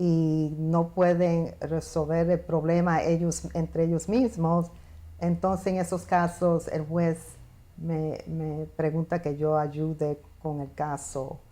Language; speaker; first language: Spanish; early bilingual, heritage; Spanish